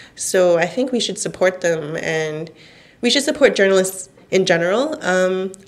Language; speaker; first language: English; non-native, fluent; Cantonese